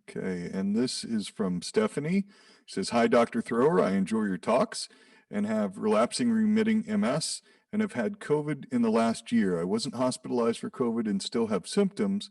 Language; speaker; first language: English; native; English